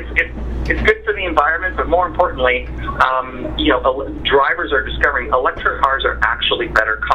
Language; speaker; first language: English; native; English